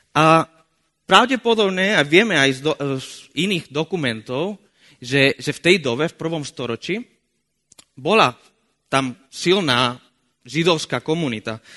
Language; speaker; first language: Slovak; non-native, fluent; Spanish